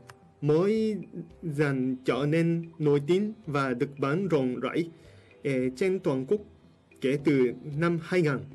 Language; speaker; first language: Vietnamese; non-native, fluent; Japanese